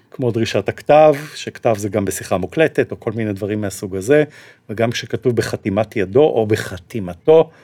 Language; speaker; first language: Hebrew; native; Hebrew